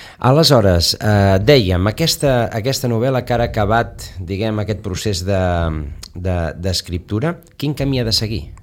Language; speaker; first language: Catalan; native; Catalan